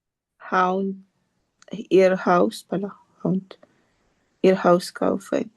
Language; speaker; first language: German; non-native, learner; Filipino